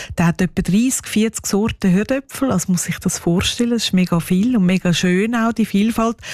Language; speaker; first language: German; native; German